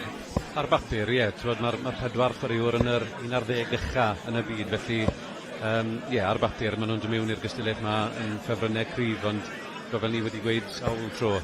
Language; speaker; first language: Welsh; native; Welsh